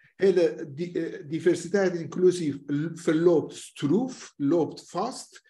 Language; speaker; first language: Dutch; non-native, fluent; Persian